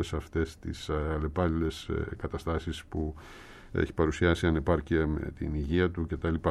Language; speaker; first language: Greek; native; Greek